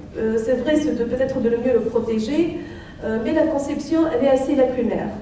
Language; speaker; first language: French; non-native, local second language; Arabic